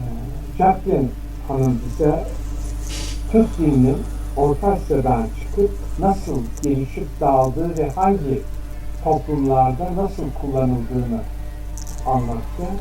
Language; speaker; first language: Turkish; native; Turkish